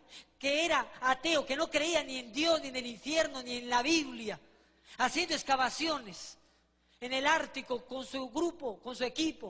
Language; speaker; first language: Spanish; native; Spanish